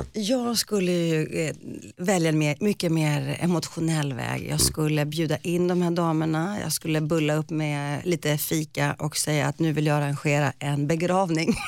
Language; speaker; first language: Swedish; early bilingual, other home language; Greek